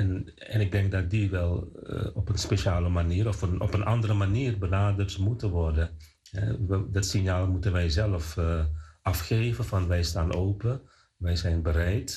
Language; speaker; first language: Dutch; non-native, fluent; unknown